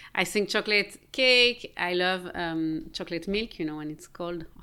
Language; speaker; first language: English; non-native, fluent; French